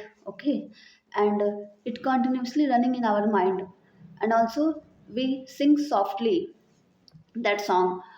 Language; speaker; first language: English; non-native, learner; Hindi